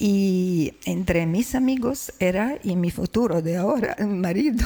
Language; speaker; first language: Spanish; non-native, learner; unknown